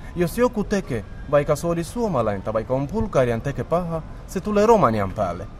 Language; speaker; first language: Finnish; non-native, learner; Romany